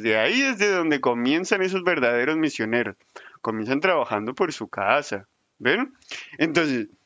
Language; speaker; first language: Spanish; native; Spanish